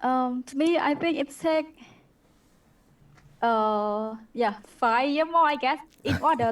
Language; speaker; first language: English; non-native, learner; Khmer